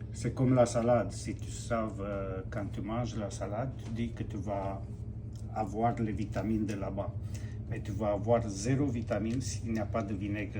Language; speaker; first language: French; non-native, fluent; Romanian